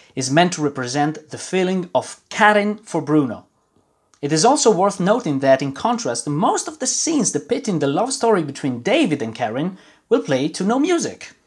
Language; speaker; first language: English; non-native, fluent; Italian